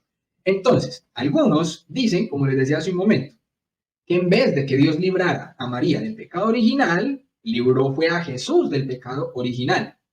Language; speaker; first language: Spanish; native; Spanish